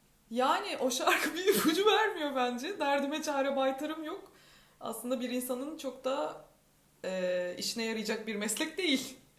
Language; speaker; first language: Turkish; native; Turkish